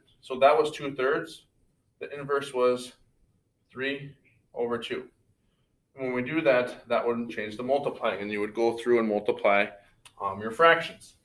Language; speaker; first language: English; native; English